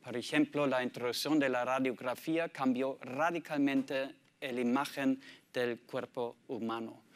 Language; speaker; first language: Spanish; non-native, learner; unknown